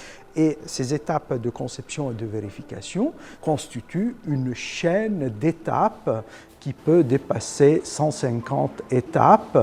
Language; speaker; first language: French; native; French